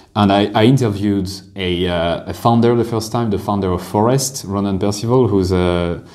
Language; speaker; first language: English; non-native, fluent; French